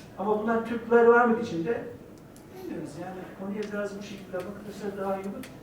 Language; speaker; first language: Turkish; native; Turkish